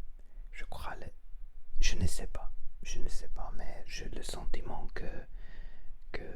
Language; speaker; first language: French; non-native, learner; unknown